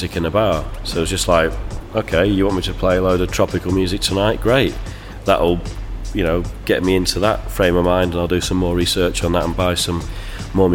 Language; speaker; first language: English; native; English